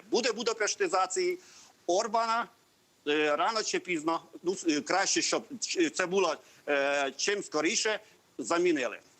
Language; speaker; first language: Ukrainian; non-native, local second language; Hungarian